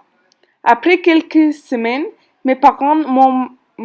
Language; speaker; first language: French; non-native, learner; Spanish